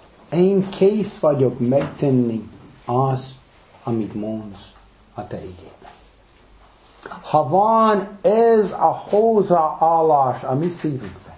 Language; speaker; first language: Hungarian; non-native, fluent; English